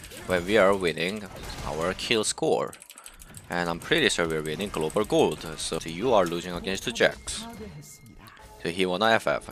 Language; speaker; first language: English; non-native, fluent; Korean